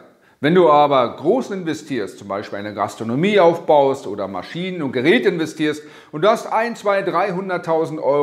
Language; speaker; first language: German; native; German